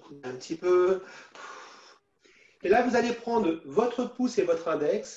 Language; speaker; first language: French; native; French